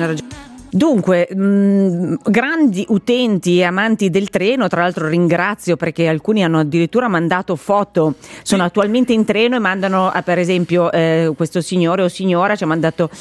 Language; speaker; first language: Italian; native; Italian